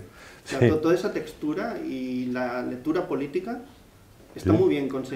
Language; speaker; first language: Spanish; native; Spanish